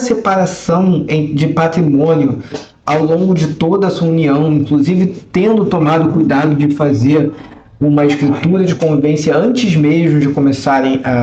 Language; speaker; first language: Portuguese; native; Portuguese